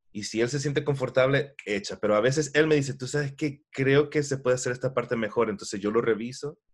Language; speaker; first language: Spanish; early bilingual, heritage; Spanish